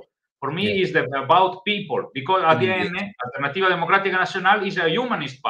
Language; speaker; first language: English; non-native, learner; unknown